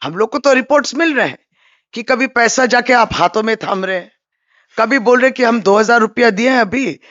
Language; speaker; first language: Hindi; non-native, local second language; Bangla